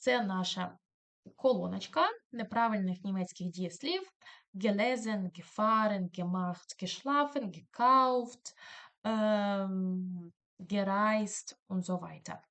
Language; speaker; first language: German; non-native, fluent; Ukrainian